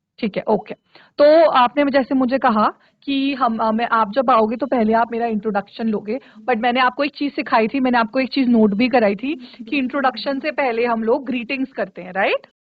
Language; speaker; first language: Hindi; native; Hindi